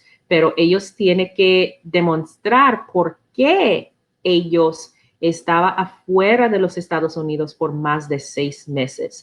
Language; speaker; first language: Spanish; non-native, learner; English